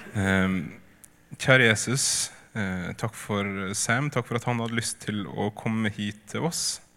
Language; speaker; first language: English; native; English